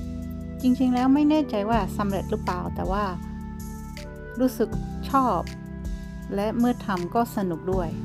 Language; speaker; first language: Thai; non-native, fluent; English